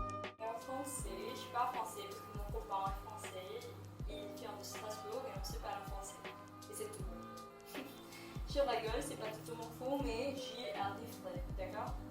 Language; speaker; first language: French; non-native, fluent; English